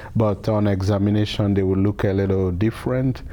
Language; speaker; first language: English; non-native, local second language; Igbo